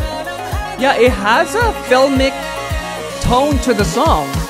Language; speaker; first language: English; native; English